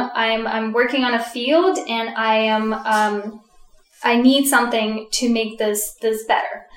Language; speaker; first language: English; early bilingual, other home language; Russian